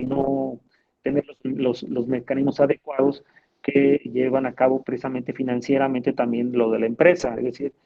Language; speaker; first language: Spanish; native; Spanish